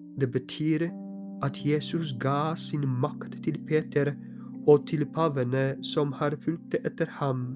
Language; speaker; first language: Norwegian; non-native, fluent; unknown